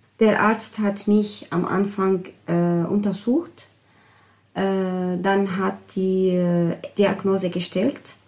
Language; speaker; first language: German; non-native, learner; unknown